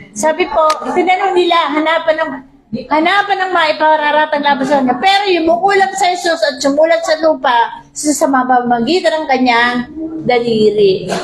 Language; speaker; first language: Filipino; native; Filipino